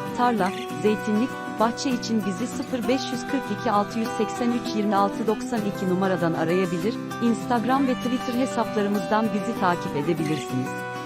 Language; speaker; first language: Turkish; native; Turkish